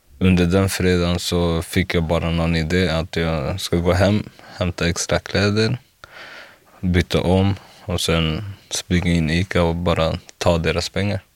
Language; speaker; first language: Swedish; early bilingual, other home language; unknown